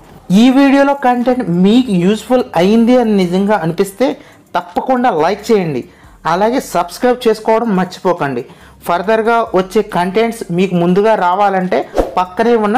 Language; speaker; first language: Telugu; native; Telugu